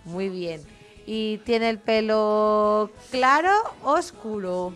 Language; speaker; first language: Spanish; native; Spanish